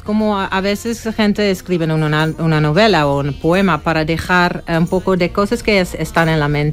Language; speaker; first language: Spanish; non-native, fluent; Dutch